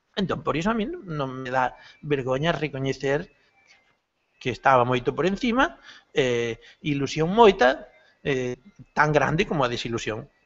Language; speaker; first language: Galician; native; Galician